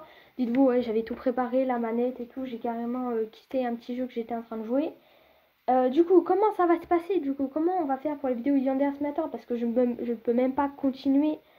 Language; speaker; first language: French; native; French